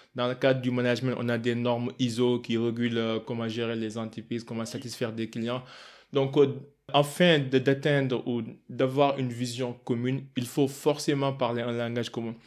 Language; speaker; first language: French; non-native, local second language; Wolof